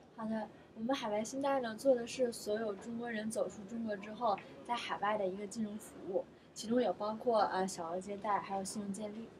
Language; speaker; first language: Chinese; native; Chinese